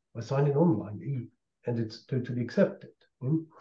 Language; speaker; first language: English; non-native, fluent; German